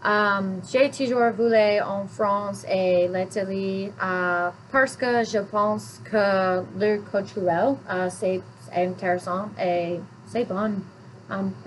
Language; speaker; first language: French; non-native, learner; English